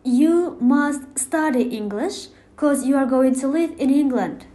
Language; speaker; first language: English; non-native, fluent; Kazakh